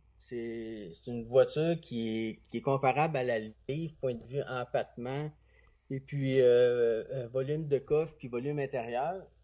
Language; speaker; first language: French; native; French